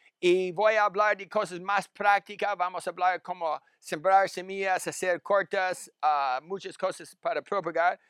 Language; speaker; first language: Spanish; non-native, learner; English